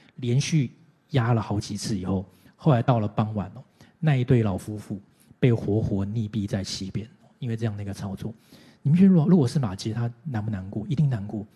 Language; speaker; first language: Chinese; native; Chinese